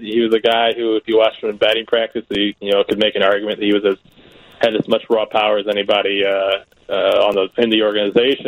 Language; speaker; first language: English; native; English